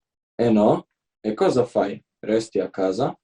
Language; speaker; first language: Italian; non-native, learner; Slovenian